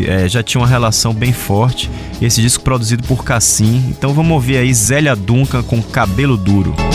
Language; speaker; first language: Portuguese; native; Portuguese